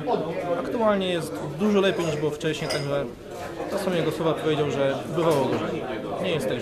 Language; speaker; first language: Polish; native; Polish